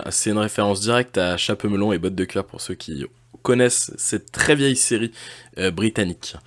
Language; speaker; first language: French; native; French